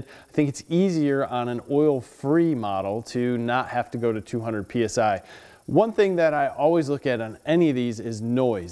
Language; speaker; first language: English; native; English